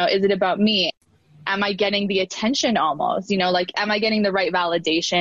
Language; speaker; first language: English; native; English